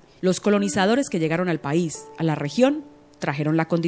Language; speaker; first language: Spanish; native; Spanish